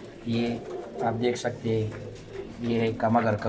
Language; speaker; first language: Hindi; non-native, local second language; Pashto